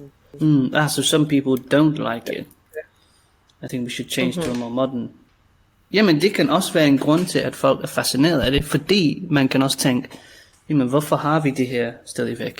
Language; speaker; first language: Danish; native; Danish